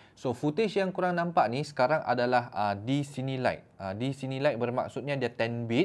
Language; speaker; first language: Malay; native; Malay